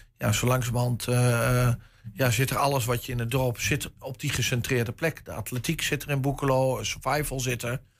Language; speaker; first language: Dutch; native; Dutch